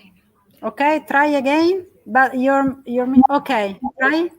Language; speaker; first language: English; non-native, fluent; Italian